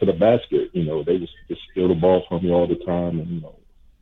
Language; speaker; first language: English; native; English